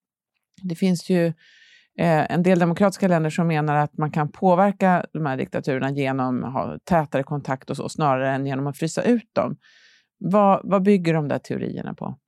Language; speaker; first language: Swedish; native; Swedish